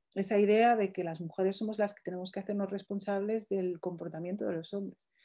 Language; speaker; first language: Spanish; non-native, fluent; Arabic